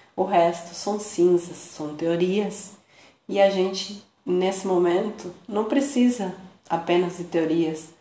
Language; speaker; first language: Portuguese; non-native, fluent; Spanish